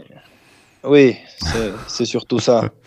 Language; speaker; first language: French; early bilingual, heritage; French